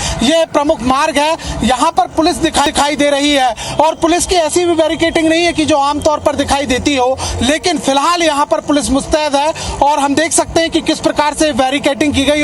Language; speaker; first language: Hindi; native; Hindi